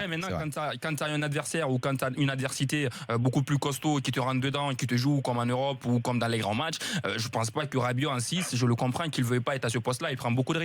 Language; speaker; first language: French; native; French